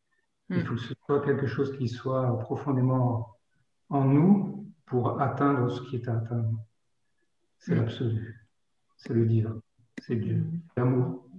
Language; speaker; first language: French; native; French